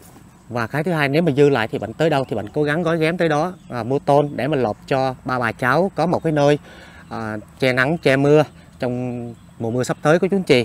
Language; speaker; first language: Vietnamese; native; Vietnamese